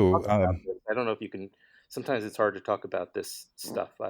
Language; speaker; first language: English; native; English